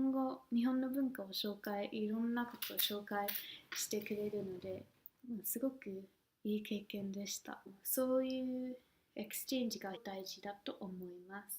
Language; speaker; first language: Japanese; non-native, fluent; English